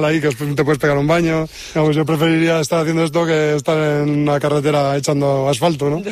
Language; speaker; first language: Spanish; native; Spanish